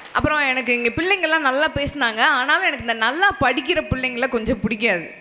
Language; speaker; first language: Tamil; non-native, local second language; Telugu